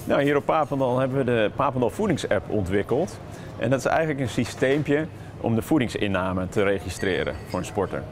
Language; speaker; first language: Dutch; native; Dutch